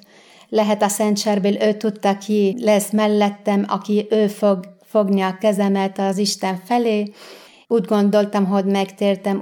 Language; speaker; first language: Hungarian; non-native, fluent; Arabic